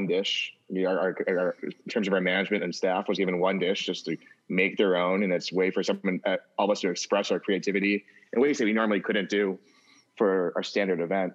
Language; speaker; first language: English; native; English